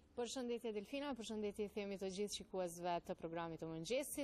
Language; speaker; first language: Albanian; native; Albanian